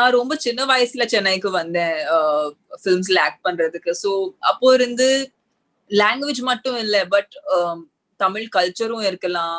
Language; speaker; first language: Tamil; non-native, local second language; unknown